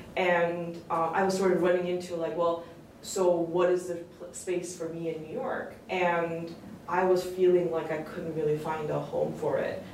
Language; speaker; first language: English; early bilingual, other home language; Korean